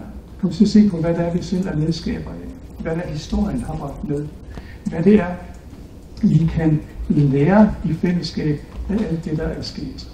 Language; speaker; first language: Danish; native; Danish